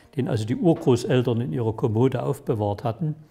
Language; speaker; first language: German; native; German